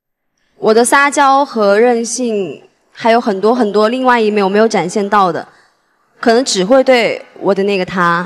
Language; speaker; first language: Chinese; native; Chinese